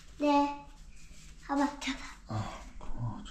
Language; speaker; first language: Korean; early bilingual, heritage; Korean